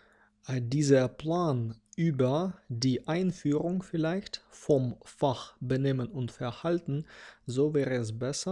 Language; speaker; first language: German; non-native, fluent; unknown